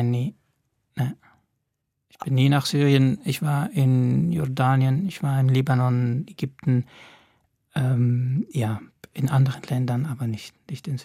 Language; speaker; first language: German; non-native, fluent; Arabic